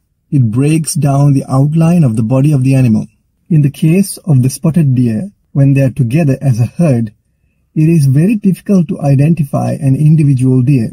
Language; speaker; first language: English; non-native, local second language; Sinhala